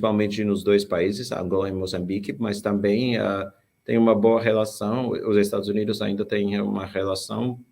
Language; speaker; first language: Portuguese; non-native, fluent; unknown